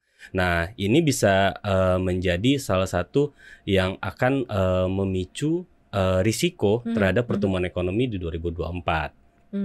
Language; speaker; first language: Indonesian; native; Indonesian